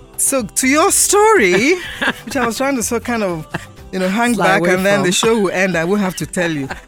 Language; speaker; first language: English; non-native, local second language; Yoruba